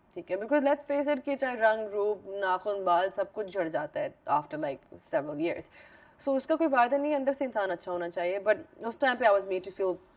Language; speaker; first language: Urdu; native; Urdu